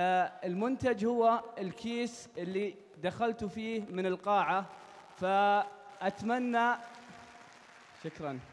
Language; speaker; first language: Arabic; native; Arabic